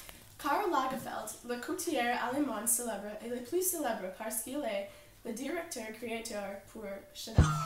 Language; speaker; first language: French; non-native, learner; English